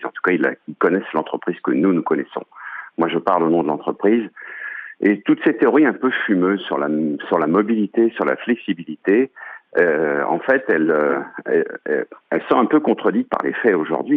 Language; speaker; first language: French; native; French